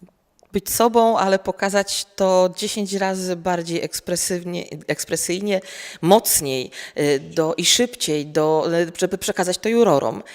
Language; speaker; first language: Polish; native; Polish